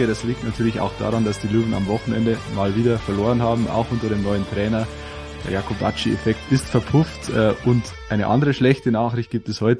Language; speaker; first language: German; native; German